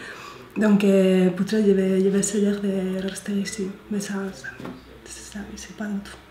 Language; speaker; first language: French; non-native, learner; Spanish